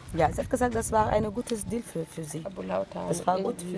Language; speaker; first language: German; non-native, learner; French